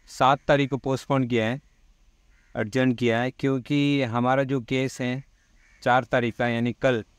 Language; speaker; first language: Hindi; non-native, local second language; Malayalam